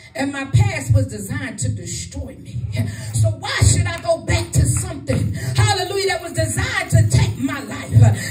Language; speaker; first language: English; native; English